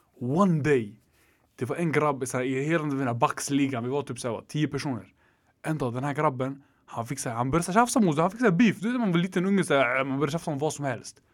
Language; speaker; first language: Swedish; early bilingual, other home language; Arabic